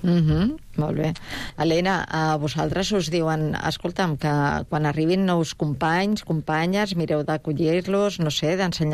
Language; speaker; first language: Catalan; native; Catalan